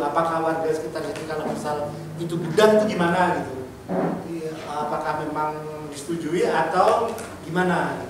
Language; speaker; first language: Indonesian; native; Indonesian